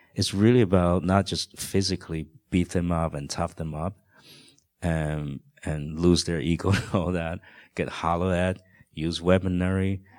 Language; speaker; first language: English; non-native, fluent; Chinese